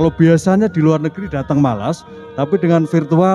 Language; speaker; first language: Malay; non-native, local second language; Javanese